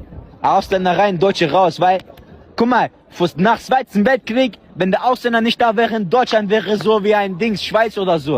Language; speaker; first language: German; non-native, learner; Kurdish